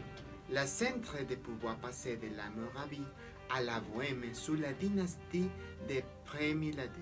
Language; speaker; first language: French; non-native, learner; Spanish